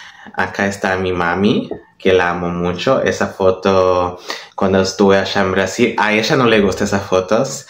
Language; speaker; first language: Spanish; non-native, fluent; Portuguese